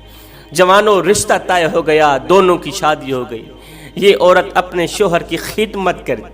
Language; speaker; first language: Urdu; native; Urdu